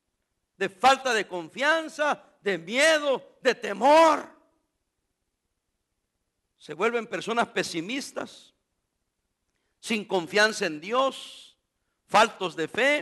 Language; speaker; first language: Spanish; native; Spanish